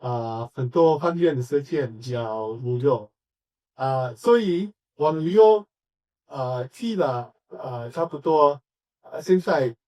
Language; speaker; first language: Chinese; non-native, learner; English